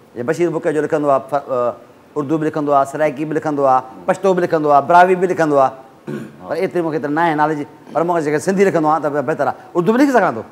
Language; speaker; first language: Sindhi; native; Sindhi